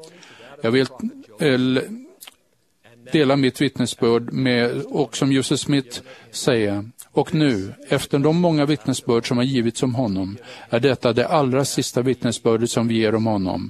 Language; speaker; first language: Swedish; native; Swedish